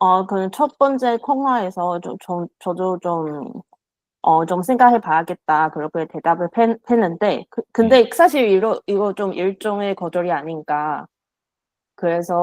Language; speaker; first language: Korean; non-native, learner; Chinese